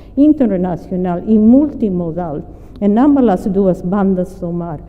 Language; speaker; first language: Portuguese; non-native, fluent; English